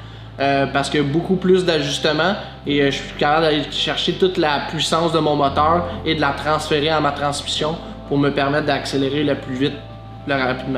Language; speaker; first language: French; native; French